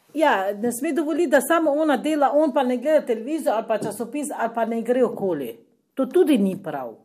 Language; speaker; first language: Slovenian; non-native, fluent; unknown